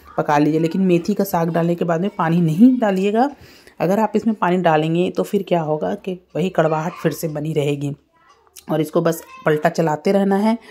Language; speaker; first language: Hindi; native; Hindi